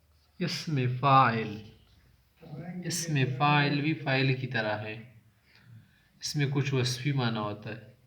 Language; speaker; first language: Urdu; native; Urdu